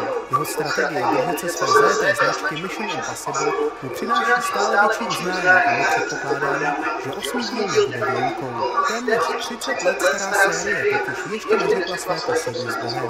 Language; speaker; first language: Czech; native; Czech